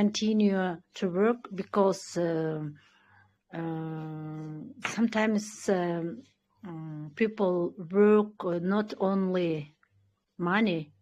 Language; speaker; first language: English; non-native, learner; Kyrgyz